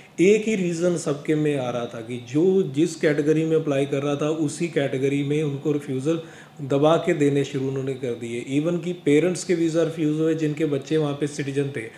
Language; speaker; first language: Hindi; non-native, local second language; Punjabi